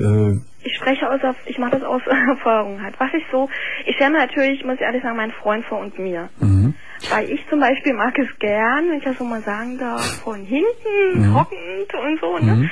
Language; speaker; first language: German; native; German